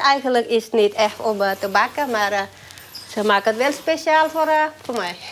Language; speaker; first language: Dutch; non-native, learner; Thai